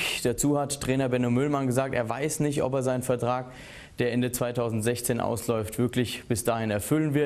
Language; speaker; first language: German; native; German